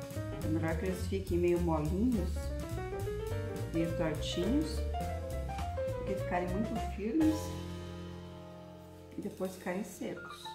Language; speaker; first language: Portuguese; native; Portuguese